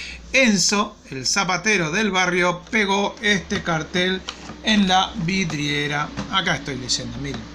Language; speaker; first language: Spanish; native; Spanish